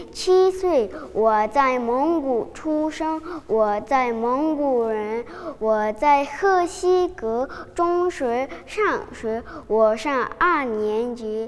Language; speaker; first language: Chinese; non-native, learner; Mongolian